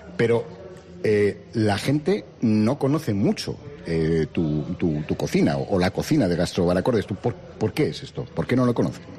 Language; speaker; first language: Spanish; native; Spanish